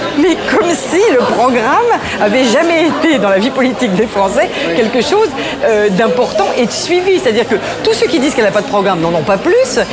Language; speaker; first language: French; native; French